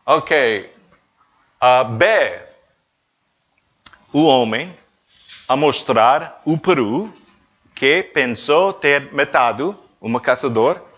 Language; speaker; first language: Portuguese; non-native, learner; English